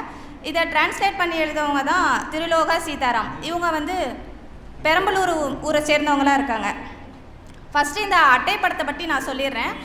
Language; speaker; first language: Tamil; native; Tamil